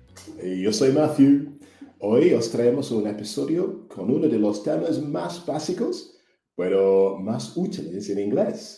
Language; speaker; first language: Spanish; non-native, fluent; English